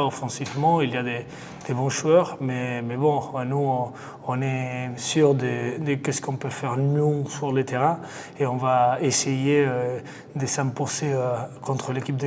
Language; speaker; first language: French; non-native, fluent; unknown